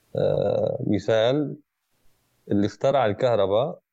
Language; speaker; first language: Arabic; native; Arabic